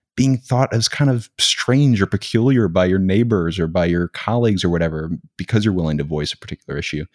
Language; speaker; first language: English; native; English